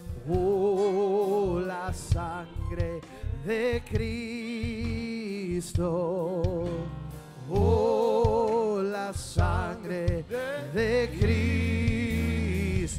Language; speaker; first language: Spanish; early bilingual, heritage; Spanish